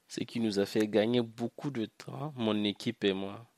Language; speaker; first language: French; non-native, local second language; Hausa